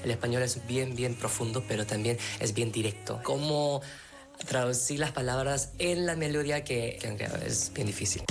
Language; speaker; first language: Spanish; non-native, fluent; Korean